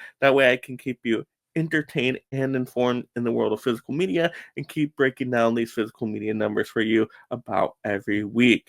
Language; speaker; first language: English; native; English